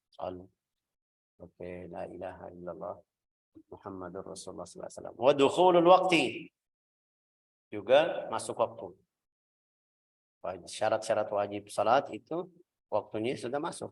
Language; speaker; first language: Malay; non-native, fluent; Arabic